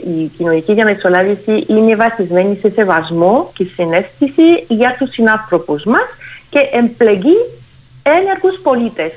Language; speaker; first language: Greek; non-native, fluent; French